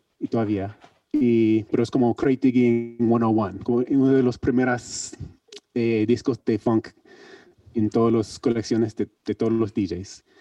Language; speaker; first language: Spanish; non-native, learner; English